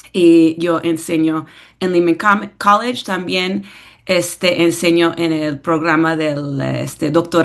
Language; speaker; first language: Spanish; early bilingual, heritage; English